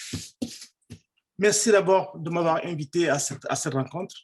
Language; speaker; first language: French; non-native, local second language; Fula